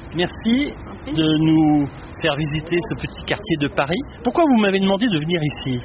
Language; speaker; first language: French; native; French